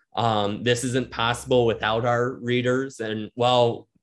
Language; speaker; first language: English; native; English